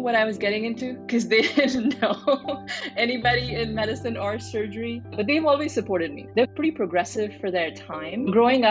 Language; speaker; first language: English; non-native, local second language; Hindi